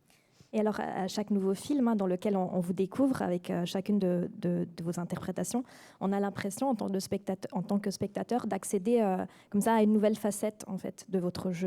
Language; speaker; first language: French; native; French